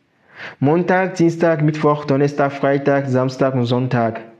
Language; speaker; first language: German; non-native, fluent; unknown